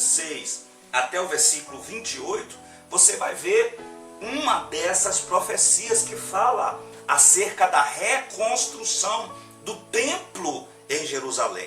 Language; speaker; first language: Portuguese; native; Portuguese